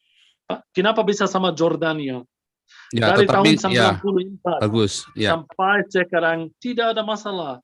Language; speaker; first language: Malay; non-native, fluent; Arabic